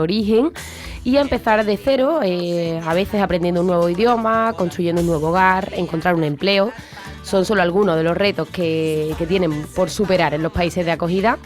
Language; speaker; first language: Spanish; native; Spanish